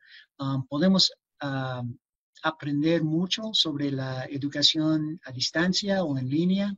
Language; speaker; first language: Spanish; non-native, fluent; English